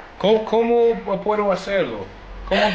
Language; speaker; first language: Spanish; non-native, learner; English